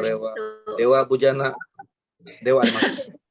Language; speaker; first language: Japanese; non-native, learner; Indonesian